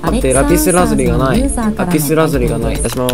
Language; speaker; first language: Japanese; native; Japanese